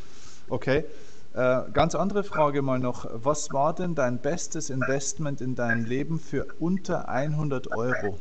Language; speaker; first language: German; native; German